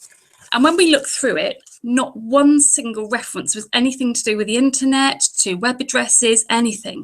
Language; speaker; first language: English; native; English